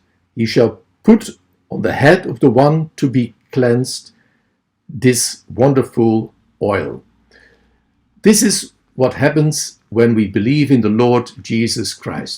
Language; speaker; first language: English; non-native, fluent; Dutch